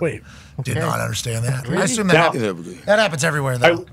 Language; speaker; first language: English; native; English